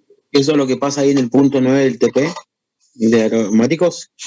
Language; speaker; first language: Spanish; native; Spanish